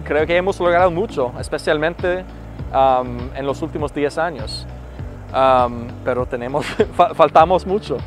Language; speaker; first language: Spanish; non-native, fluent; English